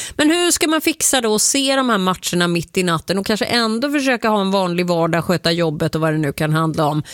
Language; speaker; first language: Swedish; native; Swedish